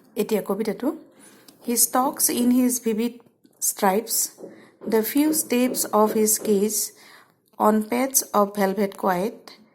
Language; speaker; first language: English; non-native, local second language; Assamese